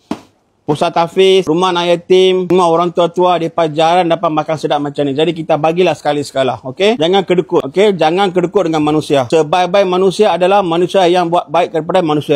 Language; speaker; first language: Malay; native; Malay